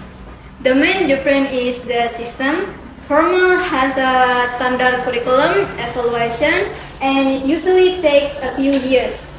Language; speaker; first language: English; non-native, learner; Indonesian